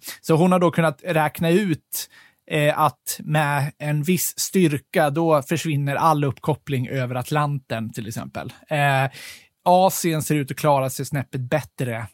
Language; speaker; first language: Swedish; native; Swedish